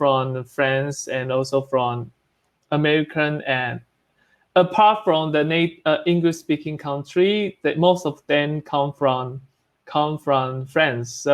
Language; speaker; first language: English; non-native, learner; Chinese